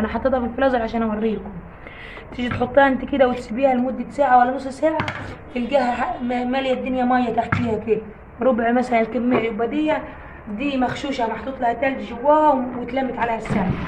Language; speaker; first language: Arabic; native; Arabic